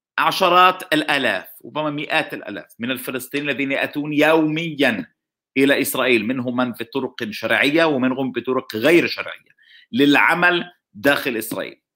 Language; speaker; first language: Arabic; non-native, local second language; Hebrew